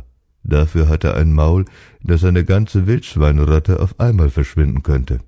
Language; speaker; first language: German; native; German